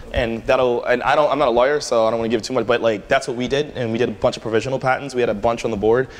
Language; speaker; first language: English; native; English